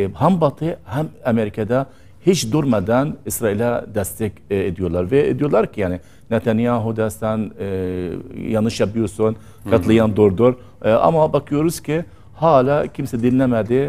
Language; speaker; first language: Turkish; non-native, learner; Arabic